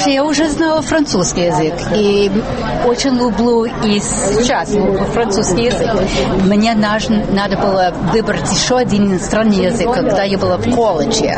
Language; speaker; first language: Russian; non-native, learner; English